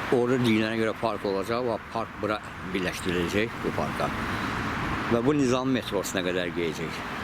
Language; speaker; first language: Azerbaijani; native; Azerbaijani